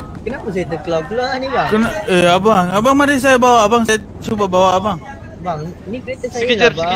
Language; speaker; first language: Malay; native; Malay